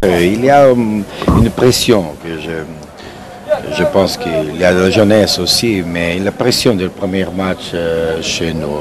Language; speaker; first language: French; non-native, fluent; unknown